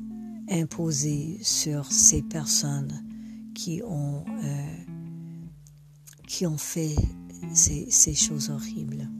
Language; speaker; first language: French; non-native, fluent; English